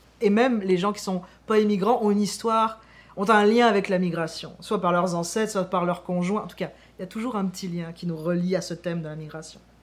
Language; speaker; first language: French; native; French